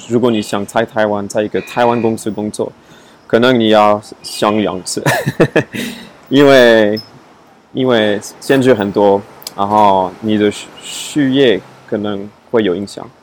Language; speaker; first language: Chinese; non-native, fluent; French